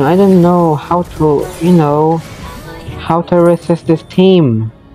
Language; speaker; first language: English; non-native, learner; Indonesian